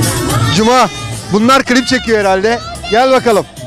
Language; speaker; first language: Turkish; native; Turkish